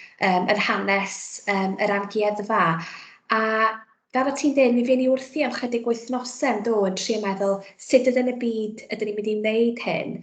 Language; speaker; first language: Welsh; native; Welsh